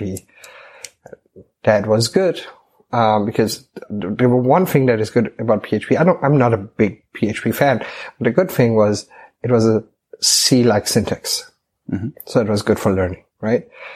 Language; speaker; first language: English; non-native, fluent; German